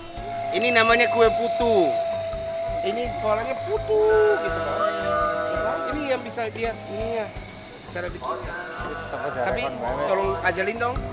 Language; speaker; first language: Indonesian; non-native, fluent; Japanese